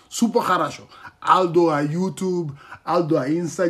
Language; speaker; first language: Russian; non-native, learner; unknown